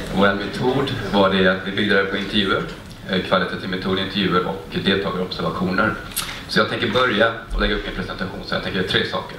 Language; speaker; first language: Swedish; native; Swedish